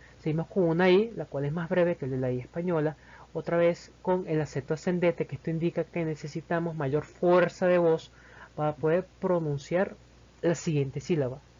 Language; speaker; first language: Spanish; native; Spanish